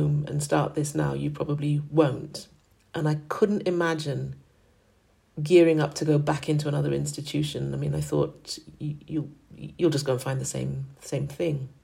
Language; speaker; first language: English; native; English